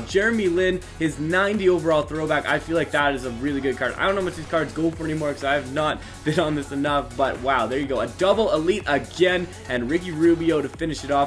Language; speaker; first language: English; native; English